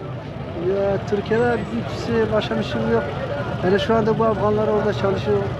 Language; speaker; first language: Turkish; non-native, learner; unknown